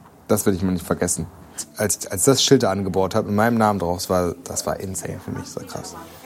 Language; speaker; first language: German; native; German